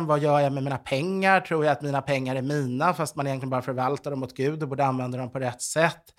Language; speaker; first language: Swedish; native; Swedish